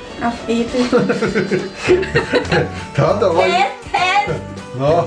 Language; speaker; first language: English; non-native, learner; Thai